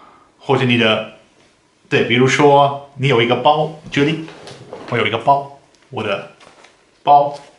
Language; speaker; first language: Chinese; non-native, fluent; Dutch